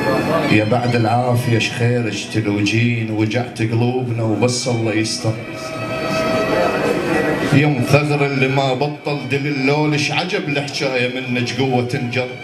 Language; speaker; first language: Arabic; native; Arabic